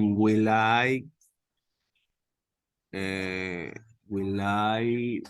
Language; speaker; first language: English; non-native, learner; Spanish